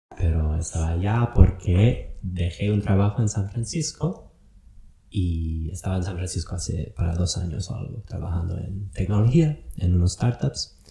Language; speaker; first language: Spanish; non-native, fluent; English